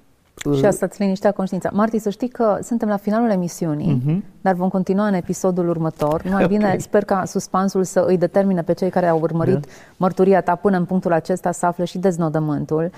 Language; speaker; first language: Romanian; native; Romanian